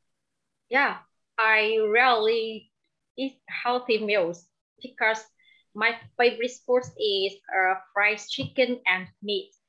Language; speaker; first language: English; non-native, learner; Vietnamese